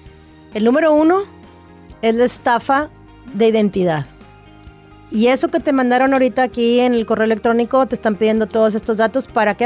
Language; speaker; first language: Spanish; native; Spanish